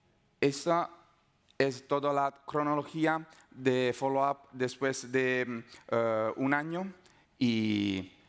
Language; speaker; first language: Spanish; non-native, fluent; Italian